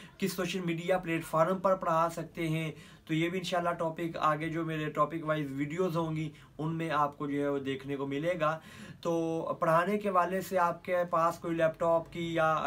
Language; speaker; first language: Urdu; non-native, local second language; Punjabi